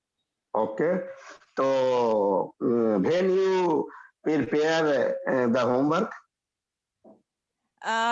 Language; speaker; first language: English; non-native, learner; Hindi